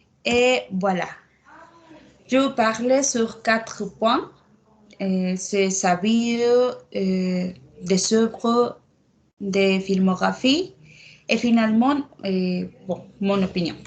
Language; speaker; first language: French; non-native, learner; Spanish